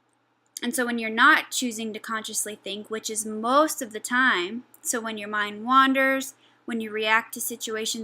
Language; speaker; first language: English; native; English